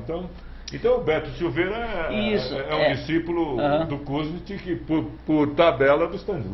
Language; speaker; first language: Portuguese; native; Portuguese